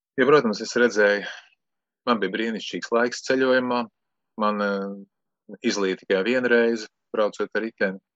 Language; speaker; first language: Latvian; native; Latvian